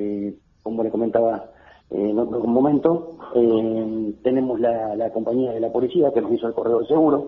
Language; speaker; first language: Spanish; native; Spanish